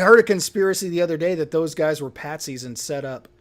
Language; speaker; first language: English; native; English